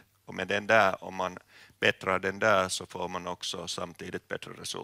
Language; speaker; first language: Swedish; non-native, local second language; Finnish